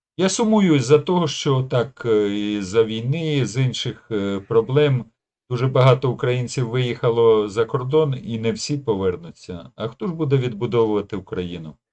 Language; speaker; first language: Ukrainian; native; Ukrainian